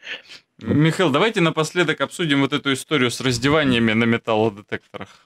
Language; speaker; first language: Russian; native; Russian